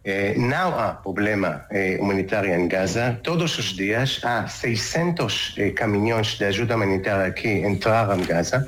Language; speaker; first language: Portuguese; non-native, learner; Hebrew